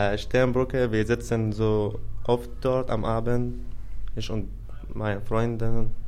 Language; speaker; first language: German; non-native, fluent; Arabic